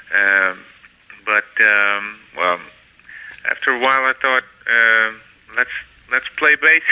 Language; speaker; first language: English; non-native, fluent; Dutch